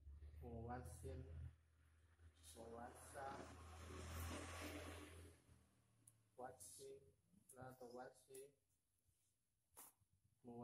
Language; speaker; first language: Arabic; non-native, learner; Indonesian